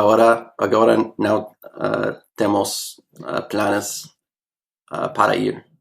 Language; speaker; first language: Portuguese; non-native, learner; English